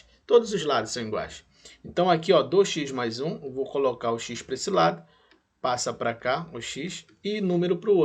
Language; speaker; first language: Portuguese; native; Portuguese